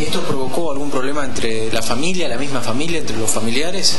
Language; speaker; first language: Spanish; native; Spanish